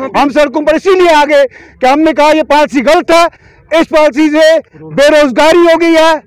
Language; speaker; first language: Hindi; non-native, local second language; Kashmiri